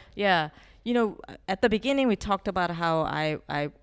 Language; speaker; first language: English; non-native, fluent; Korean